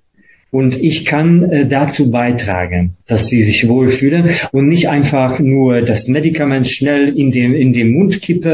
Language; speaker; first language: German; non-native, fluent; Hungarian